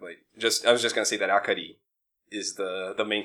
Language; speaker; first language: English; non-native, fluent; Portuguese